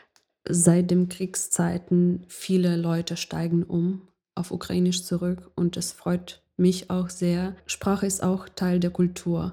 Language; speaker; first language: German; non-native, fluent; Ukrainian